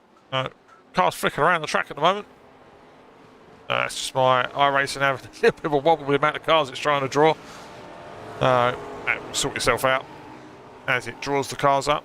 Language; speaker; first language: English; native; English